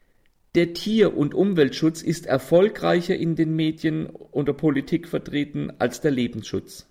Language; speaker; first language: German; native; German